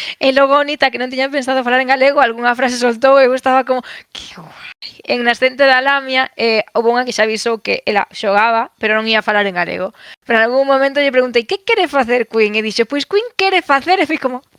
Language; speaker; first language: Galician; non-native, local second language; Spanish